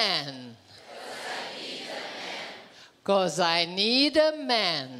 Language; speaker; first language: Portuguese; native; Portuguese